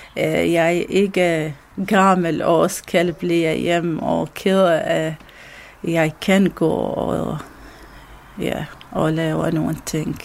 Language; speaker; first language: Danish; non-native, learner; Arabic